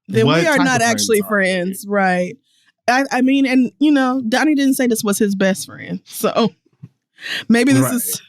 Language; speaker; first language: English; native; English